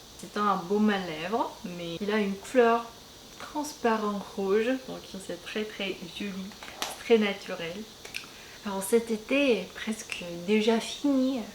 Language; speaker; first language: French; non-native, fluent; Korean